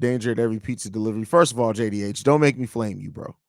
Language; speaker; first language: English; native; English